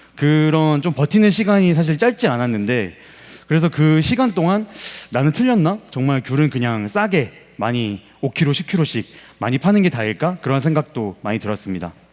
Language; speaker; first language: Korean; native; Korean